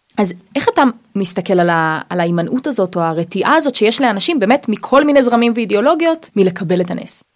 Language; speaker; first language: Hebrew; native; Hebrew